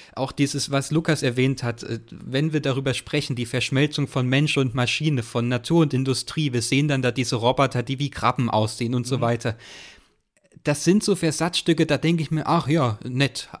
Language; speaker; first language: German; native; German